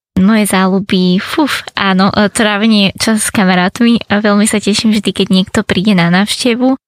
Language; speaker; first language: Slovak; native; Slovak